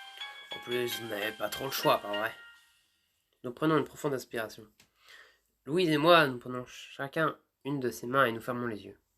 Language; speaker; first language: French; native; French